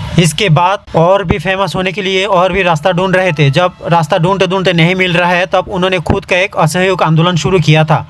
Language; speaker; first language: Hindi; non-native, local second language; Bangla